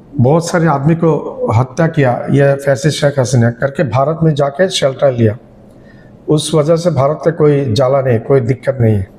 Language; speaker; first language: Hindi; non-native, learner; Bangla